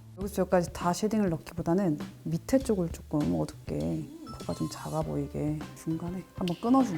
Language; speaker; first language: Korean; native; Korean